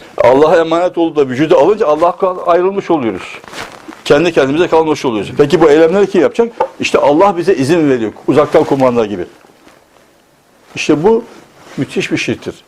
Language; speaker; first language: Turkish; native; Turkish